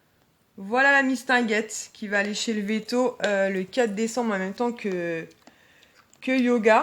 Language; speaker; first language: French; native; French